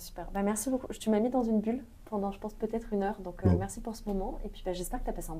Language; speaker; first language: French; native; French